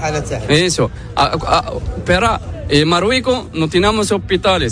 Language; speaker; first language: Spanish; non-native, learner; Arabic